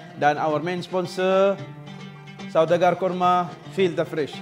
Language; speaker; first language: English; non-native, local second language; Arabic